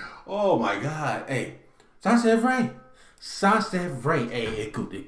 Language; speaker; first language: French; non-native, learner; English